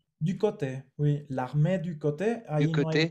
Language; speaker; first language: French; non-native, fluent; Spanish